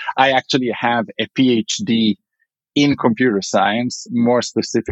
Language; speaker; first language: English; non-native, fluent; Hebrew